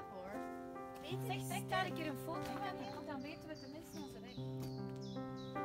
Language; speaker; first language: Dutch; native; Dutch